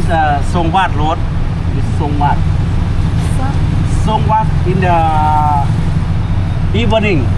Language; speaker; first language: English; non-native, learner; Thai